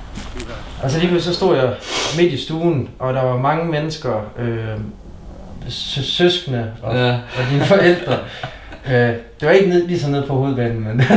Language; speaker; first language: Danish; native; Danish